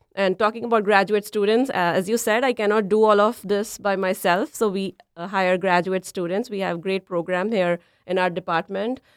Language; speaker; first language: English; non-native, local second language; Punjabi